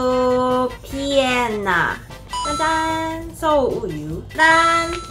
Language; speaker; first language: Korean; non-native, learner; Cantonese